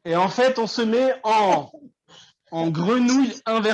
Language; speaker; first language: French; native; French